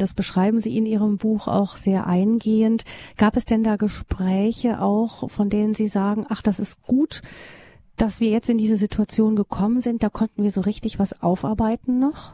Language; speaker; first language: German; native; German